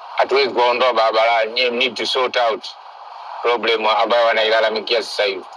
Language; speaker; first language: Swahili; non-native, local second language; Sukuma